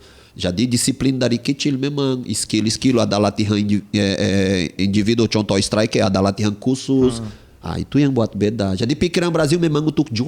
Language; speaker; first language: Indonesian; non-native, fluent; Portuguese